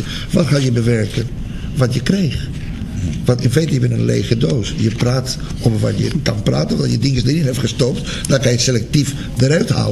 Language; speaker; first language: Dutch; non-native, fluent; Spanish